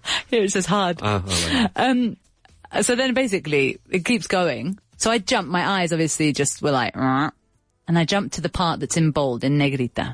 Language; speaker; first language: English; native; English